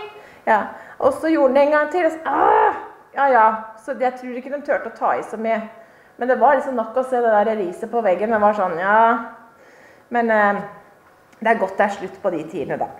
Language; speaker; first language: Norwegian; native; Norwegian